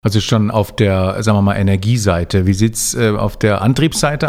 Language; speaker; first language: German; native; German